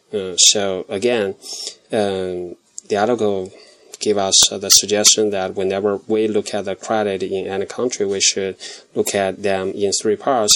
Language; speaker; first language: English; non-native, fluent; Chinese